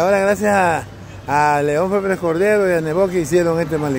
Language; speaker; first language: Spanish; native; Spanish